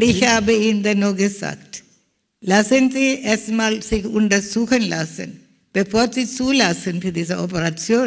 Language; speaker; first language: German; non-native, learner; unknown